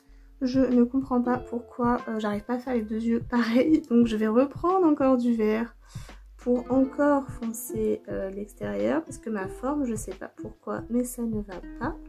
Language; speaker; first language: French; native; French